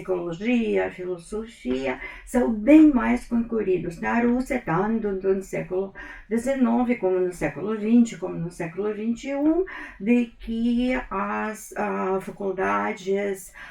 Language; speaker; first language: Portuguese; non-native, fluent; Russian